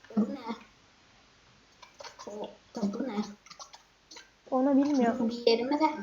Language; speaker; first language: Turkish; native; Turkish